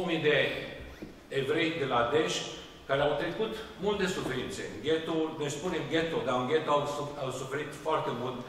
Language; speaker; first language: Romanian; early bilingual, heritage; Romanian